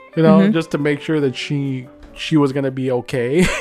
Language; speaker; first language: English; native; English